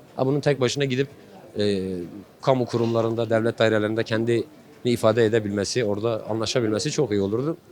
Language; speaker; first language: Turkish; non-native, local second language; Kurdish